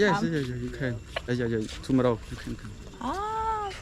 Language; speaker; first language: English; non-native, learner; Khmer